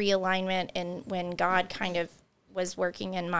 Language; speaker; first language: English; native; English